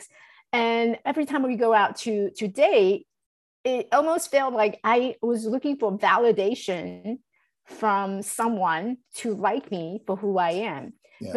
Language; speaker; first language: English; non-native, fluent; Chinese